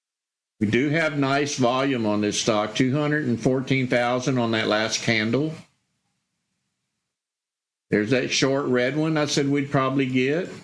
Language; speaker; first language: English; native; English